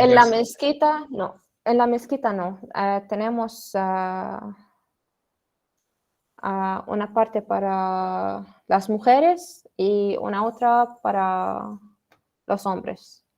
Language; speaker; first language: Spanish; non-native, learner; Arabic